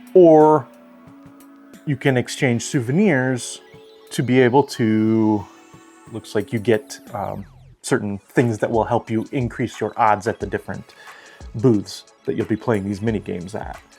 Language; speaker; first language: English; native; English